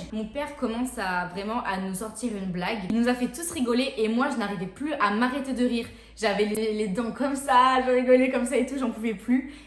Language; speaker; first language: French; native; French